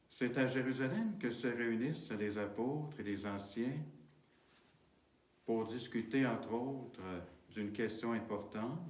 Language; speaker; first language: French; native; French